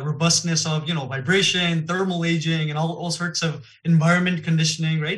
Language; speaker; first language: English; non-native, fluent; Gujarati